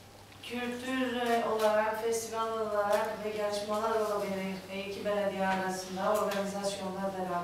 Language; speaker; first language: Turkish; non-native, learner; Greek